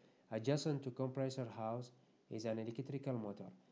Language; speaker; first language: English; non-native, fluent; Arabic